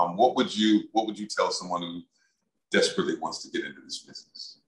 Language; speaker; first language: English; native; English